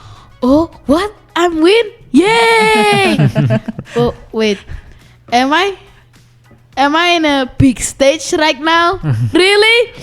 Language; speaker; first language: English; non-native, learner; Indonesian